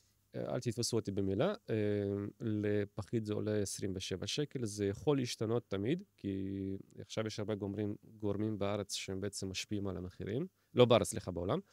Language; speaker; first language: Hebrew; native; Hebrew